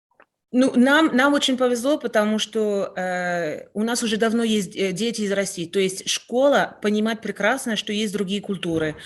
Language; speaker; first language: Russian; non-native, fluent; French